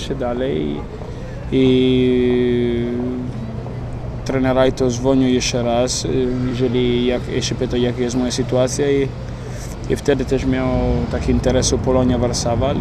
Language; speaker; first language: Polish; non-native, learner; Italian